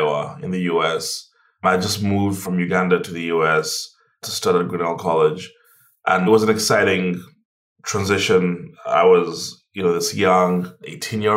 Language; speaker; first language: English; non-native, local second language; Ganda